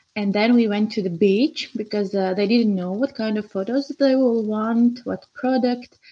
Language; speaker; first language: English; non-native, fluent; Latvian